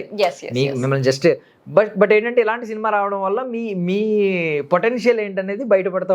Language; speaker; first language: Telugu; native; Telugu